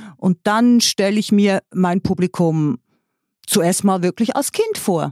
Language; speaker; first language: German; native; German